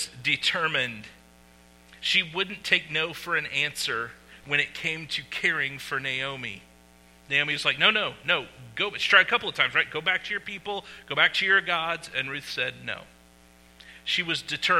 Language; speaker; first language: English; native; English